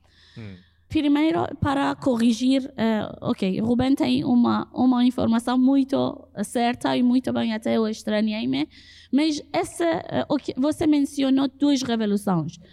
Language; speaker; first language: Portuguese; non-native, fluent; Persian